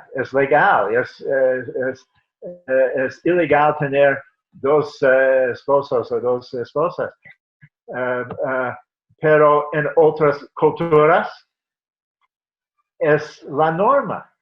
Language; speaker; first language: Spanish; non-native, fluent; English